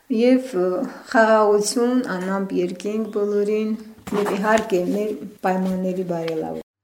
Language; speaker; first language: Armenian; native; Armenian